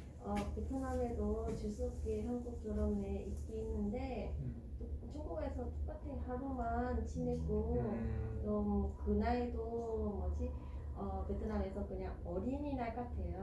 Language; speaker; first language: Korean; non-native, learner; Vietnamese